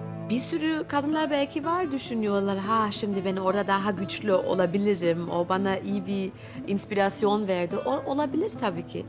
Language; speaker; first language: Turkish; early bilingual, heritage; Turkish